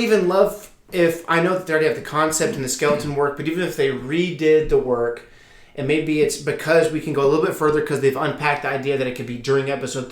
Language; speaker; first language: English; native; English